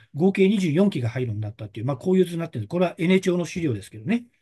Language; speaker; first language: Japanese; native; Japanese